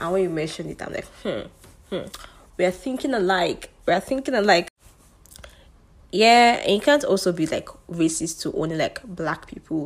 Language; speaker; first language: English; non-native, local second language; Yoruba